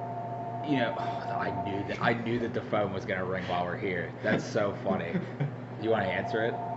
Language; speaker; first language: English; native; English